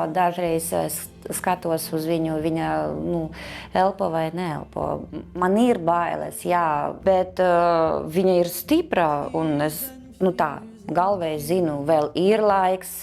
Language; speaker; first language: Latvian; non-native, local second language; Russian